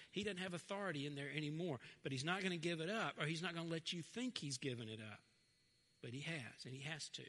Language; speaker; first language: English; native; English